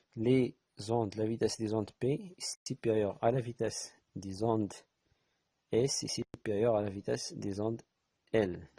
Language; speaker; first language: French; non-native, local second language; Arabic